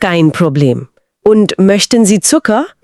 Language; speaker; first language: German; non-native, fluent; Hindi